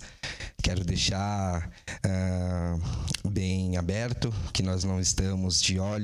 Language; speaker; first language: Portuguese; native; Portuguese